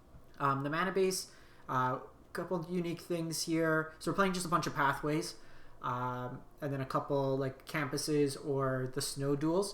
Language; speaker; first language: English; native; English